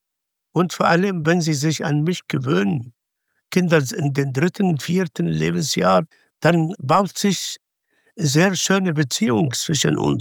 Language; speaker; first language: German; non-native, fluent; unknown